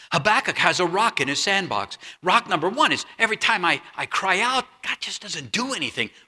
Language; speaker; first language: English; native; English